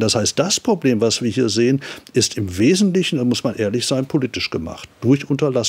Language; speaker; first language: German; native; German